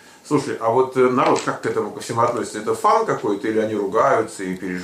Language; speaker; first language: Russian; native; Russian